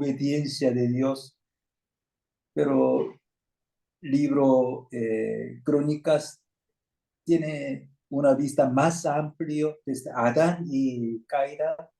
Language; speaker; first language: Spanish; non-native, fluent; Korean